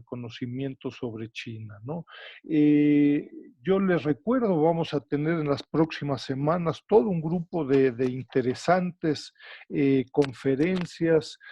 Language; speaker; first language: Spanish; native; Spanish